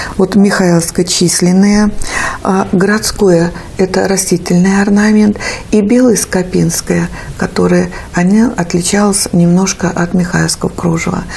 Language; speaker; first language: Russian; native; Russian